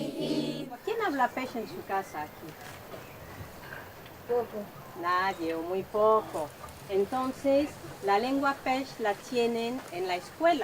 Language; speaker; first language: Spanish; non-native, fluent; French